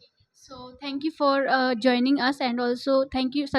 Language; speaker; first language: English; non-native, local second language; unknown